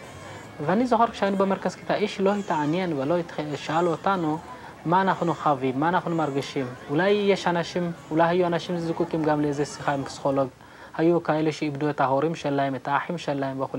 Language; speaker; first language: Hebrew; early bilingual, other home language; Amharic